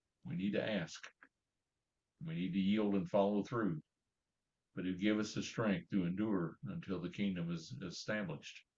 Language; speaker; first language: English; native; English